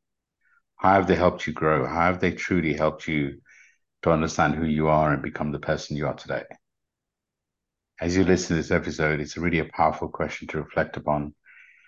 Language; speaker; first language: English; native; English